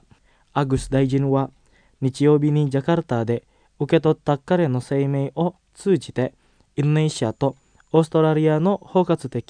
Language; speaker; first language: Japanese; non-native, fluent; Indonesian